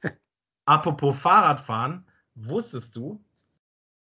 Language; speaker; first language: German; native; German